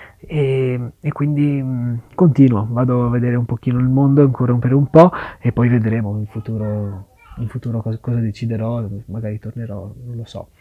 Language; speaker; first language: Italian; native; Italian